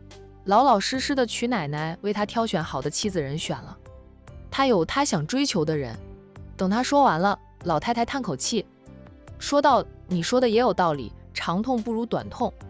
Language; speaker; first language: Chinese; native; Chinese